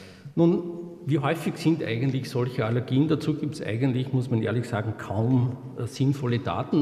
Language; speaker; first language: German; native; German